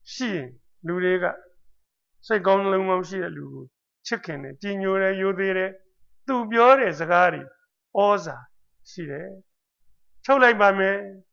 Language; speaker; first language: Burmese; native; Burmese